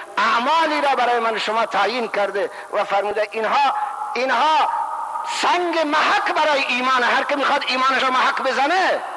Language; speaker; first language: Persian; non-native, local second language; Baluchi